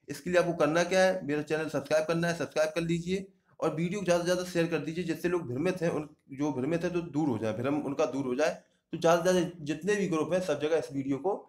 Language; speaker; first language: Hindi; native; Hindi